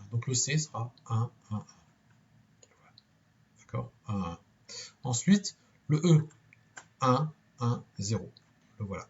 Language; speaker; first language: French; native; French